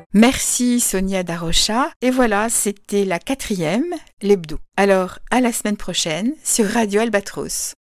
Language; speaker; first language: French; native; French